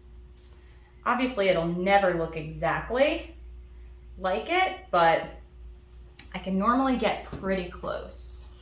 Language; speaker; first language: English; native; English